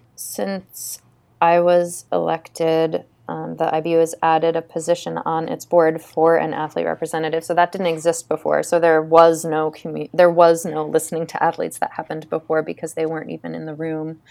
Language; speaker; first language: English; native; English